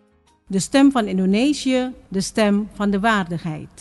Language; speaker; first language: Dutch; non-native, fluent; Indonesian